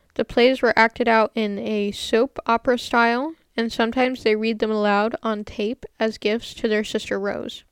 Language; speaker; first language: English; native; English